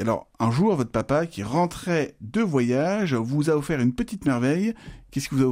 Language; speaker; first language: French; native; French